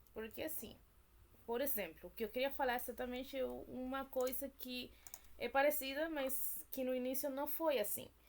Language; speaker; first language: Portuguese; non-native, fluent; Spanish